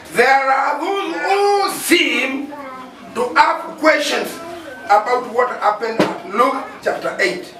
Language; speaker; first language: English; non-native, local second language; Swahili